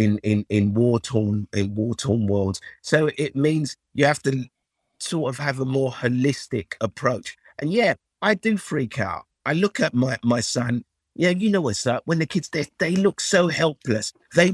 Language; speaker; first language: English; early bilingual, other home language; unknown